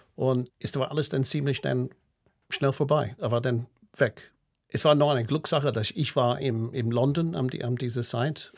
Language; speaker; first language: German; non-native, fluent; English